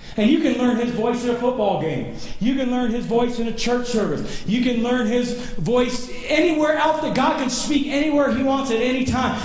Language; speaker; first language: English; native; English